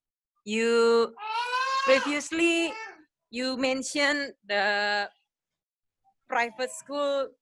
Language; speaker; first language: English; non-native, learner; Indonesian